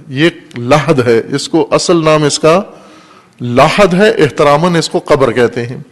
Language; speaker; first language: Urdu; non-native, local second language; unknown